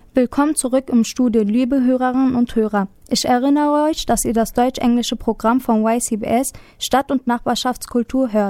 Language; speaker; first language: German; native; German